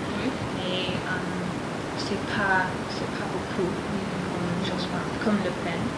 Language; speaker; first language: French; non-native, learner; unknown